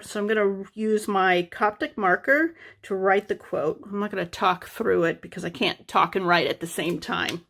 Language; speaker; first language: English; native; English